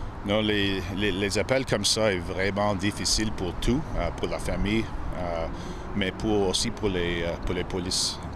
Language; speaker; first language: French; non-native, local second language; English